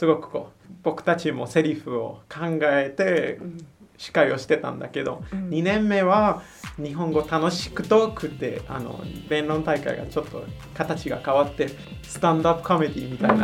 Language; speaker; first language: Japanese; non-native, fluent; Spanish